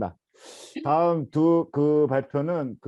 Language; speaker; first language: Korean; native; Korean